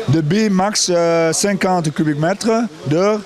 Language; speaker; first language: French; non-native, learner; Dutch